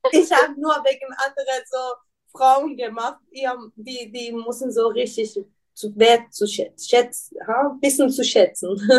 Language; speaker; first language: German; non-native, learner; Persian